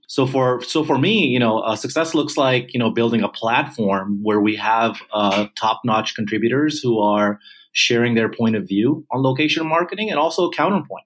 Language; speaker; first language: English; non-native, local second language; Punjabi